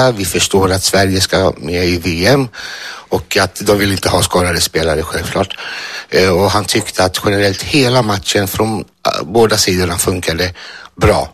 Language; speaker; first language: Swedish; early bilingual, other home language; Greek